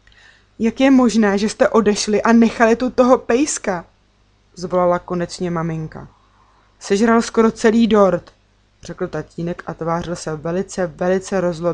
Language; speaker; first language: Czech; native; Czech